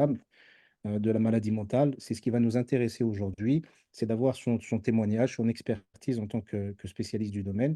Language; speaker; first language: French; native; French